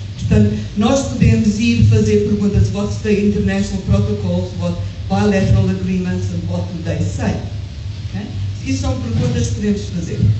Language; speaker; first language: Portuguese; early bilingual, heritage; English